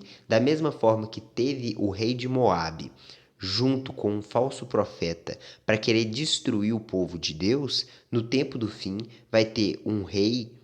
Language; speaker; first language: Portuguese; native; Portuguese